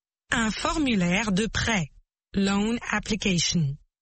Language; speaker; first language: French; native; French